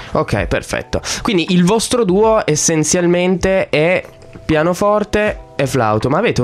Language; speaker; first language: Italian; native; Italian